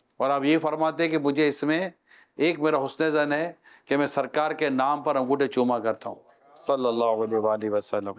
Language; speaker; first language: Urdu; native; Urdu